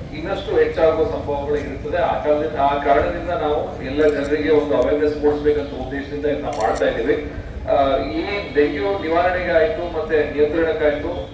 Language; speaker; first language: Kannada; native; Kannada